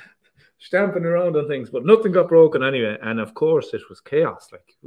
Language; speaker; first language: English; native; English